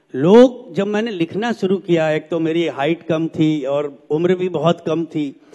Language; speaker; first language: Hindi; native; Hindi